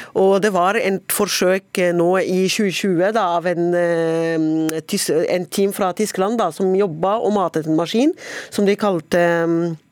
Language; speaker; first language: Norwegian; non-native, fluent; Arabic